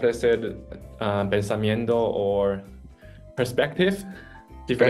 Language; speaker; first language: Spanish; non-native, fluent; Chinese